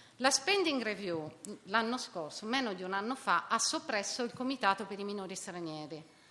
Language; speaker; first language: Italian; native; Italian